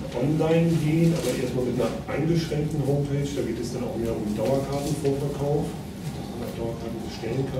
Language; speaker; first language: German; native; German